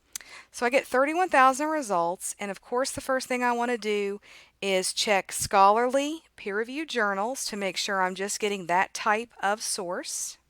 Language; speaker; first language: English; native; English